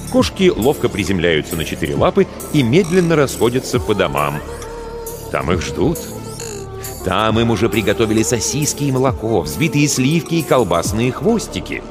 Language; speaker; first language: Russian; native; Russian